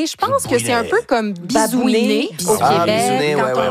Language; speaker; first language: French; native; French